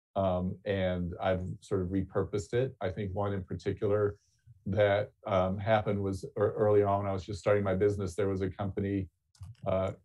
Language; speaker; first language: English; native; English